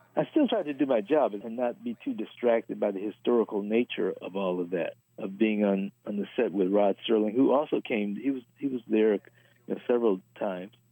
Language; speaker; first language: English; native; English